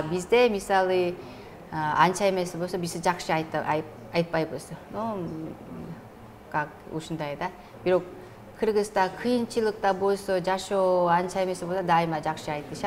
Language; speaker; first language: Kyrgyz; non-native, learner; Korean